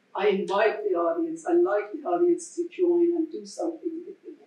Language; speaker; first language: English; non-native, fluent; Persian